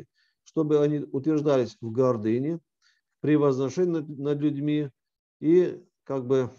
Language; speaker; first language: Russian; native; Russian